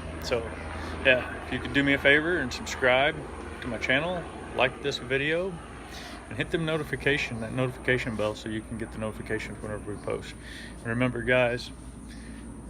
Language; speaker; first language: English; native; English